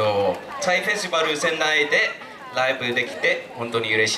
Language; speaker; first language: Japanese; non-native, fluent; Thai